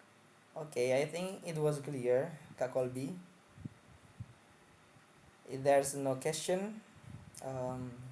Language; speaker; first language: English; non-native, fluent; Indonesian